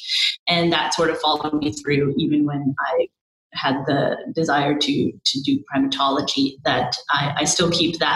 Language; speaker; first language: English; native; English